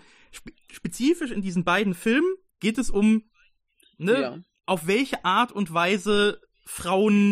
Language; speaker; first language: German; native; German